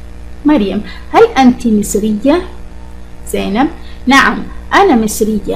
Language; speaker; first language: Arabic; non-native, fluent; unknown